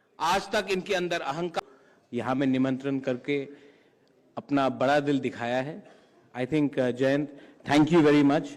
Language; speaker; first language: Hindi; non-native, local second language; Kok Borok